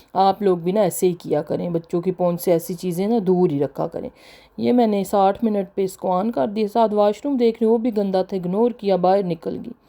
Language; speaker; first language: Urdu; non-native, local second language; Punjabi